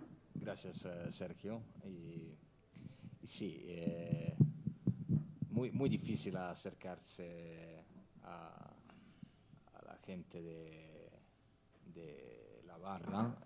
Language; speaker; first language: Spanish; non-native, fluent; Italian